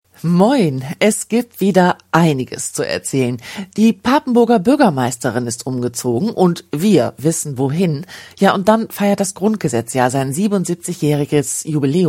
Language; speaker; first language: German; native; German